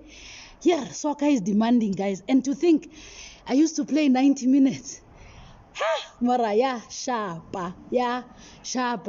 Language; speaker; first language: English; non-native, local second language; Northern Sotho